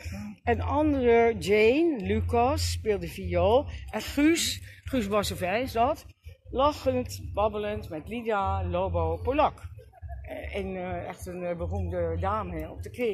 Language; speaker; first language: Dutch; native; Dutch